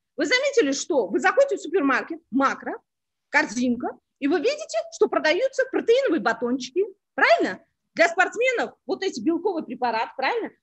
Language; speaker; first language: Russian; non-native, local second language; Uzbek